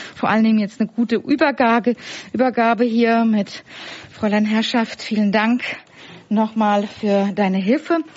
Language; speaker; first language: German; native; German